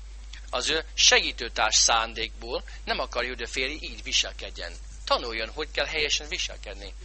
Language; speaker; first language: Hungarian; non-native, fluent; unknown